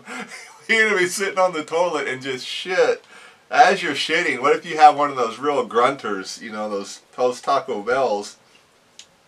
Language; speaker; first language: English; native; English